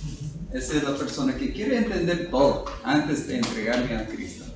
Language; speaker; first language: Spanish; non-native, fluent; English